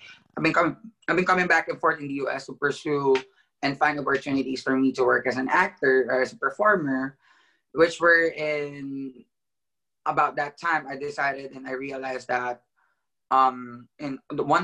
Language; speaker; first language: English; non-native, local second language; Filipino